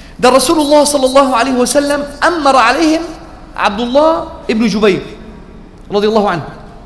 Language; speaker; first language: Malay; non-native, fluent; Arabic